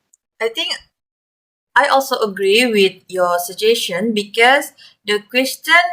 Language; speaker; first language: English; non-native, learner; Malay